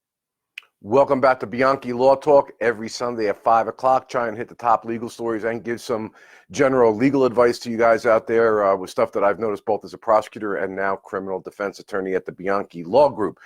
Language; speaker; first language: English; native; English